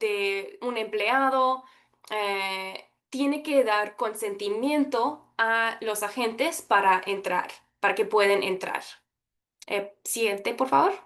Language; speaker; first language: Spanish; early bilingual, heritage; Spanish